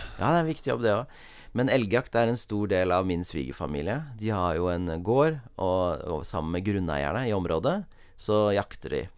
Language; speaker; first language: Norwegian; early bilingual, heritage; Norwegian